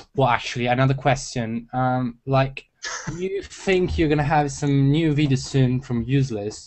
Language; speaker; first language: English; non-native, fluent; Italian